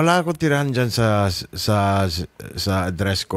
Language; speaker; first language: Filipino; non-native, learner; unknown